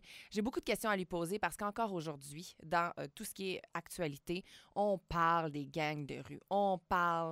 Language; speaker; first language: French; native; French